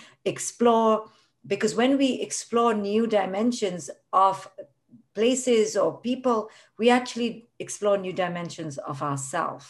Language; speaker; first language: English; non-native, local second language; Hindi